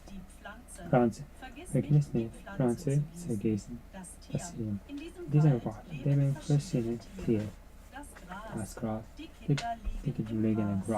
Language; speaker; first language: German; non-native, learner; Japanese